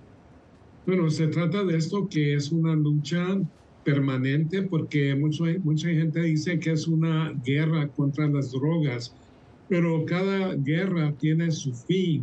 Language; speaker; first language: Spanish; early bilingual, heritage; Spanish